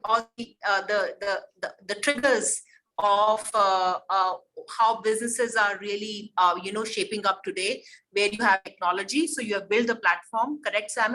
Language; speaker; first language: English; non-native, local second language; Hindi